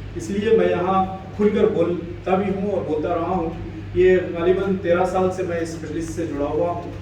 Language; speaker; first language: Urdu; native; Urdu